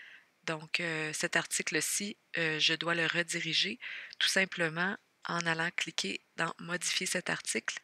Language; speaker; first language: French; native; French